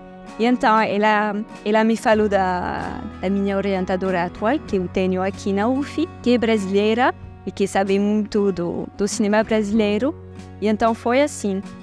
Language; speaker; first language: Portuguese; non-native, fluent; French